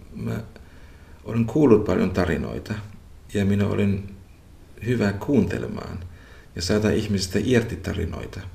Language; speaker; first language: Finnish; non-native, fluent; German